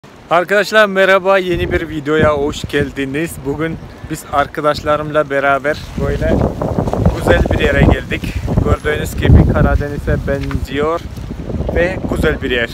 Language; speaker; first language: Turkish; non-native, fluent; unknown